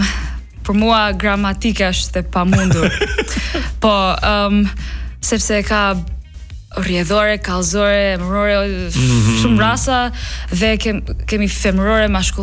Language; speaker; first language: Albanian; non-native, learner; English